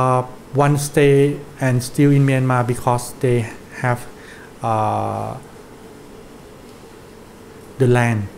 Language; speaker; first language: English; non-native, learner; Thai